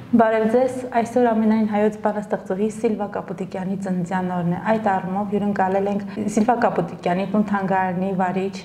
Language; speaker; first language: Armenian; native; Armenian